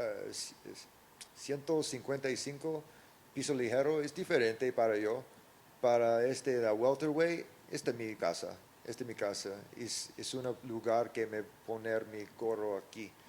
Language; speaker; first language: Spanish; early bilingual, heritage; English